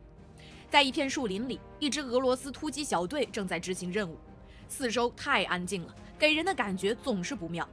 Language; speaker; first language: Chinese; native; Chinese